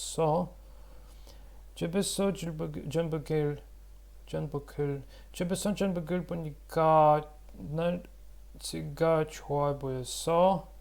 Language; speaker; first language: Korean; non-native, learner; Russian